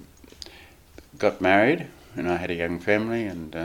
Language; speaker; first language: English; native; English